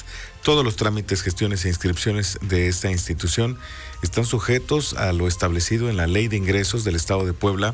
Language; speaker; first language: Spanish; native; Spanish